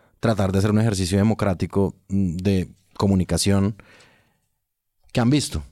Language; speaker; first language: Spanish; native; Spanish